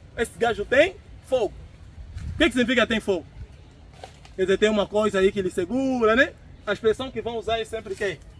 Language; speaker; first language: Portuguese; native; Portuguese